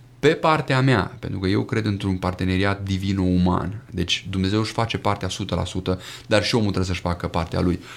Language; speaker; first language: Romanian; native; Romanian